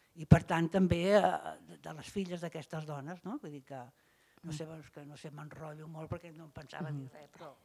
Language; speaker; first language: Catalan; native; Catalan